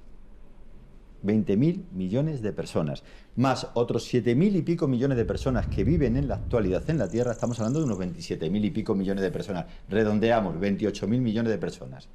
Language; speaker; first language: Spanish; native; Spanish